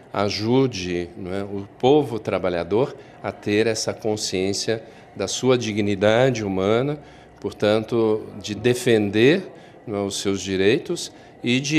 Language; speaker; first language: Portuguese; native; Portuguese